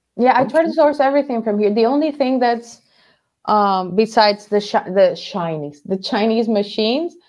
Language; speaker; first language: English; non-native, fluent; Spanish